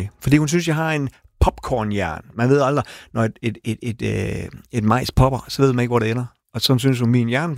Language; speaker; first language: Danish; native; Danish